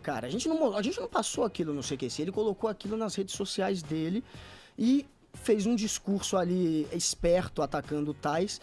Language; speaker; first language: Portuguese; native; Portuguese